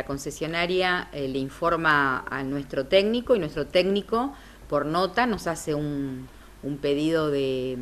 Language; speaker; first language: Spanish; native; Spanish